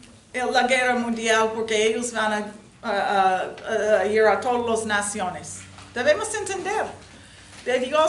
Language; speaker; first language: Spanish; non-native, learner; English